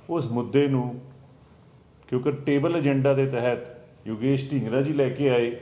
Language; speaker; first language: Hindi; non-native, local second language; Punjabi